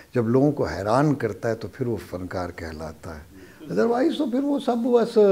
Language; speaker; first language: Urdu; non-native, local second language; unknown